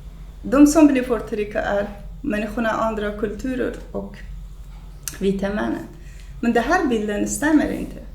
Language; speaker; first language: Swedish; non-native, fluent; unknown